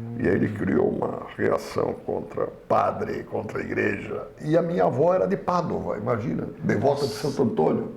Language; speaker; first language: Portuguese; native; Portuguese